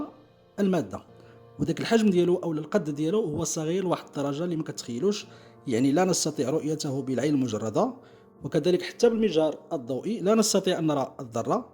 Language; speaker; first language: Arabic; native; Arabic